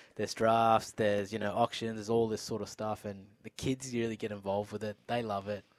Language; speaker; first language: English; non-native, local second language; Urdu